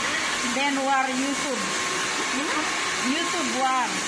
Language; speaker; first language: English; non-native, local second language; Filipino